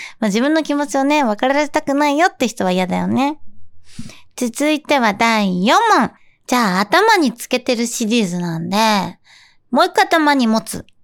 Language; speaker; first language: Japanese; native; Japanese